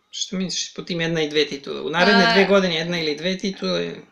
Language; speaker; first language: Serbian; native; Serbian